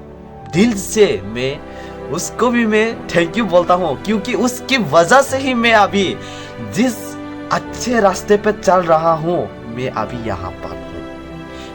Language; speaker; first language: Hindi; non-native, local second language; Kok Borok